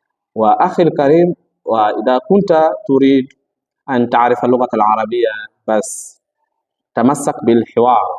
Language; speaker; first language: Arabic; non-native, fluent; Swahili